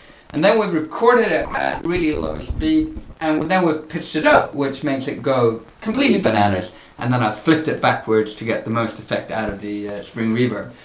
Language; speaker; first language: English; non-native, fluent; Swedish